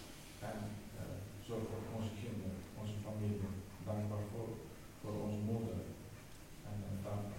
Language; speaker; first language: Dutch; non-native, learner; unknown